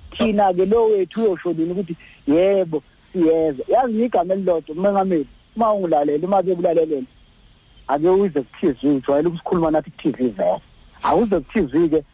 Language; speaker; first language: Zulu; native; Zulu